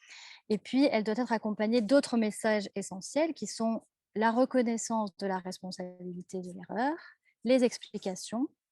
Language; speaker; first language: French; native; French